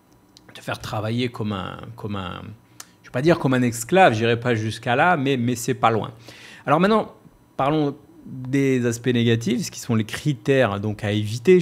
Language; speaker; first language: French; native; French